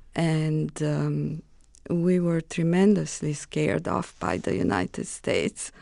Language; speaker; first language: English; non-native, fluent; Romanian